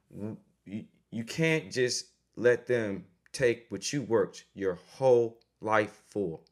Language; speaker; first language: English; native; English